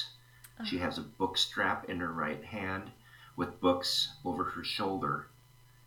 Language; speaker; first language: English; native; English